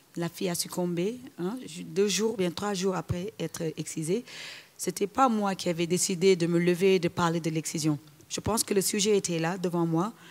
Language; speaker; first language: French; non-native, local second language; Wolof